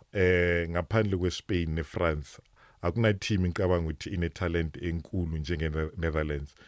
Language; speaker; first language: Zulu; non-native, local second language; Northern Sotho